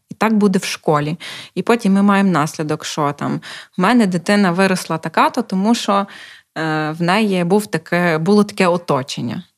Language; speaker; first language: Ukrainian; native; Ukrainian